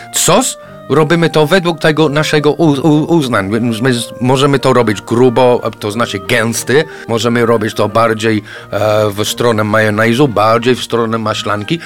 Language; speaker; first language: Polish; non-native, fluent; English